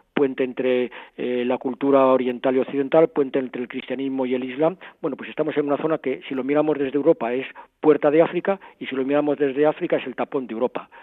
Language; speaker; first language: Spanish; native; Spanish